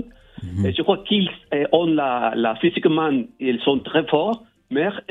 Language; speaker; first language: French; non-native, learner; Spanish